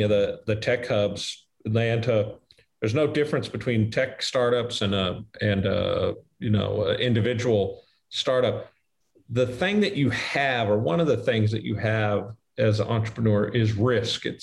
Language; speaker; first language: English; native; English